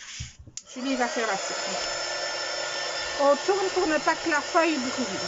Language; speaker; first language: French; native; French